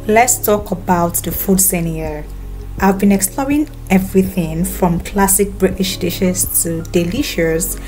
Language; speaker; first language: English; non-native, local second language; Yoruba